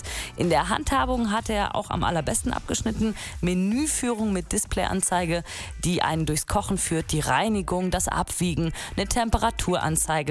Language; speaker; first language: German; native; German